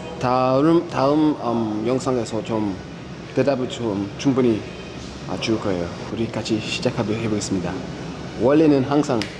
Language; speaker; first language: Korean; non-native, fluent; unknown